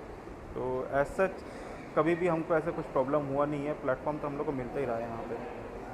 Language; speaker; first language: Hindi; native; Hindi